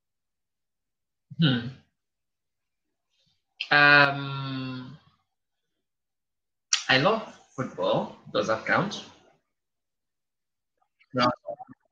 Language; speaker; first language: English; non-native, local second language; Igbo